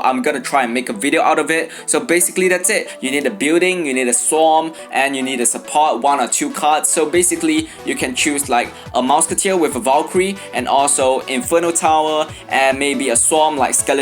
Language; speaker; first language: English; non-native, fluent; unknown